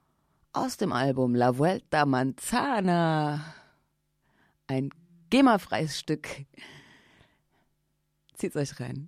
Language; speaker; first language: German; native; German